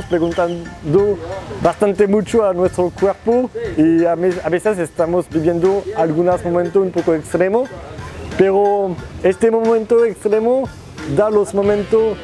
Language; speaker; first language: Spanish; non-native, learner; French